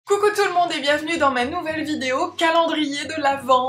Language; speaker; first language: French; native; French